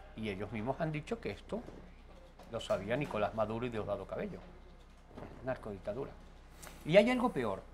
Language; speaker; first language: Spanish; native; Spanish